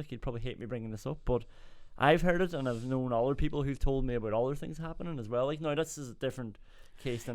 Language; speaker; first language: English; native; English